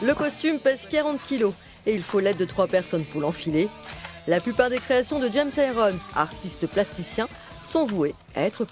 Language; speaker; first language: French; native; French